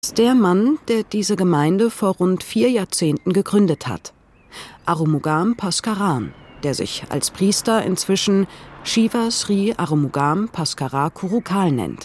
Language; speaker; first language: German; native; German